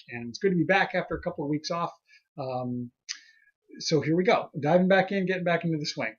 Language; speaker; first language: English; native; English